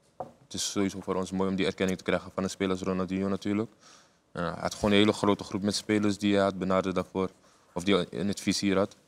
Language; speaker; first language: Dutch; native; Dutch